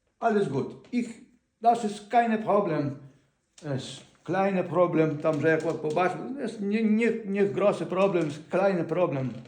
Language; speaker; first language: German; non-native, learner; Ukrainian